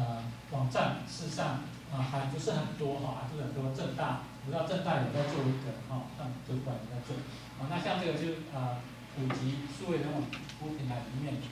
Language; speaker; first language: Chinese; native; Chinese